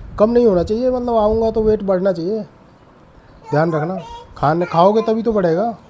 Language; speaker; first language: Hindi; native; Hindi